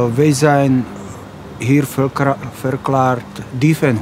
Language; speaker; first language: Dutch; non-native, learner; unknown